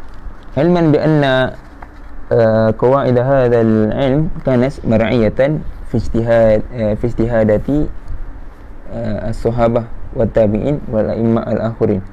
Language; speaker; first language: Arabic; non-native, fluent; Malay